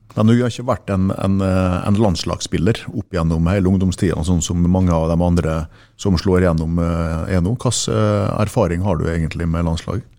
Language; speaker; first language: Norwegian; native; Norwegian